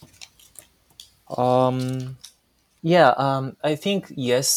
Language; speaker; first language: English; non-native, fluent; Japanese